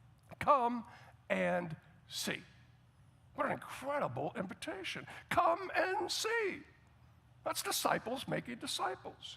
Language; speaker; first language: English; native; English